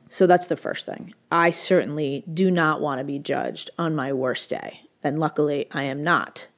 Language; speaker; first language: English; native; English